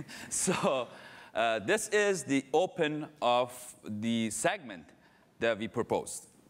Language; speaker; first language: English; non-native, fluent; Persian